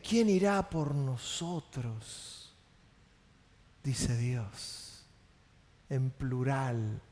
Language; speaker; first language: Spanish; native; Spanish